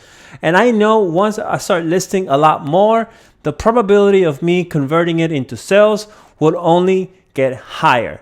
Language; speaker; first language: English; native; English